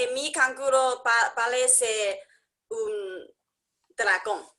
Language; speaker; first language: Spanish; non-native, learner; English